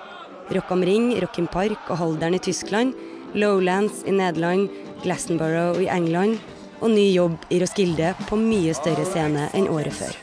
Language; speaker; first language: Norwegian; native; Norwegian